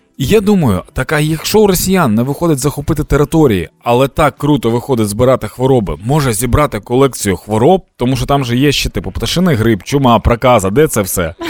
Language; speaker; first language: Ukrainian; non-native, local second language; Russian